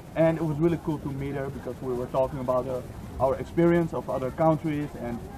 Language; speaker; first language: English; non-native, fluent; Dutch